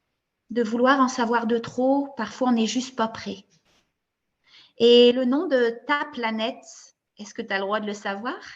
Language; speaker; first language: French; native; French